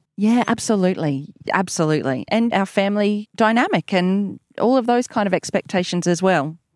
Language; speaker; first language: English; native; English